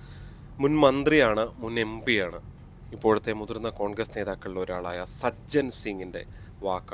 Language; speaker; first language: Malayalam; native; Malayalam